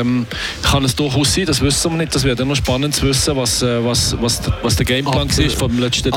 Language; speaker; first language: German; native; German